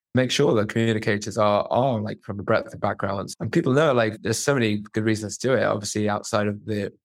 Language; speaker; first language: English; native; English